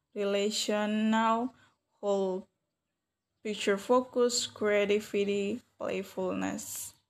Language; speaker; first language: English; non-native, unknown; Indonesian